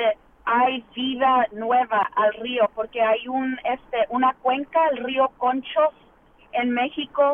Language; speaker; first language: Spanish; early bilingual, heritage; Spanish